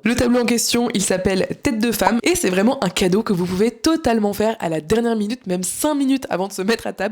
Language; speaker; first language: French; native; French